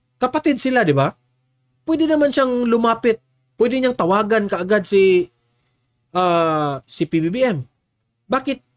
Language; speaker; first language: Filipino; non-native, local second language; Cebuano